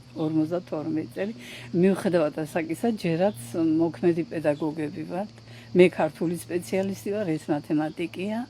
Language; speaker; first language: Georgian; native; Georgian